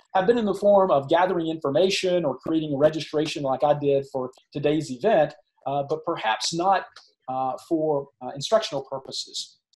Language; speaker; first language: English; native; English